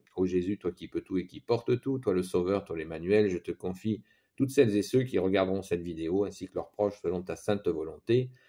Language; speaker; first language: French; native; French